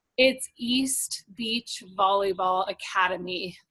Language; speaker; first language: English; native; English